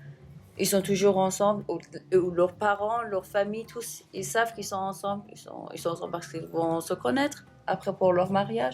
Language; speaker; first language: French; non-native, fluent; Persian